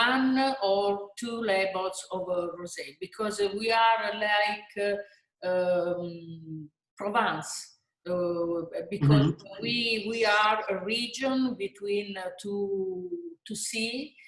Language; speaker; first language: English; non-native, learner; Italian